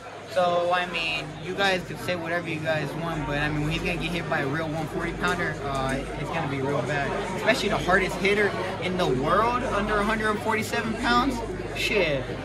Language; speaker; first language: English; early bilingual, other home language; Spanish